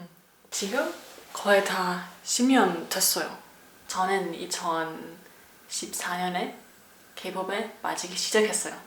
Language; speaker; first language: Korean; non-native, learner; German